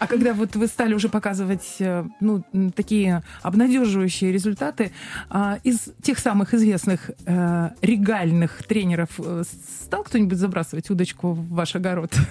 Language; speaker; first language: Russian; native; Russian